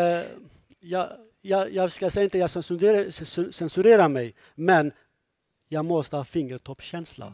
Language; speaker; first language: Swedish; non-native, fluent; Kurdish